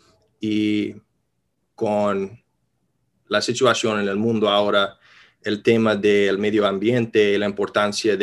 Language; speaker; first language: Spanish; non-native, fluent; English